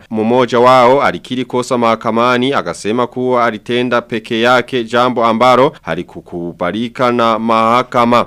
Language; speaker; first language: Swahili; non-native, local second language; Rundi